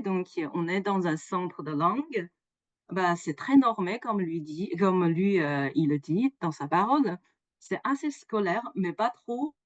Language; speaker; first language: French; non-native, fluent; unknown